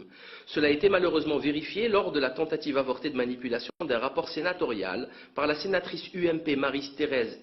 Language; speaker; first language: French; native; French